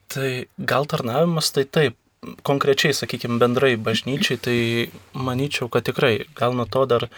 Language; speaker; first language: Lithuanian; native; Lithuanian